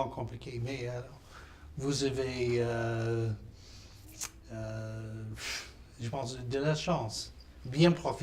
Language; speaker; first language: French; non-native, learner; English